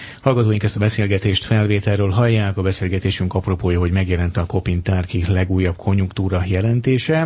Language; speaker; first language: Hungarian; native; Hungarian